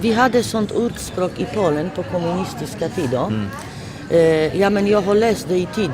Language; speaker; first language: Swedish; non-native, fluent; Polish